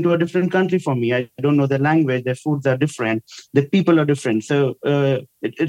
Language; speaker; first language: English; non-native, local second language; Hindi